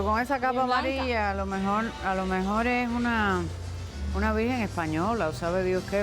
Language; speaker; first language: Spanish; native; Spanish